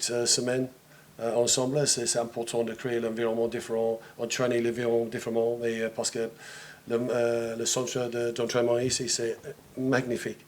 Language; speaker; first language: French; non-native, fluent; English